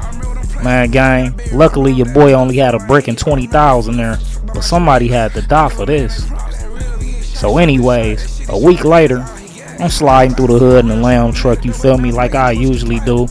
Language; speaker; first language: English; native; English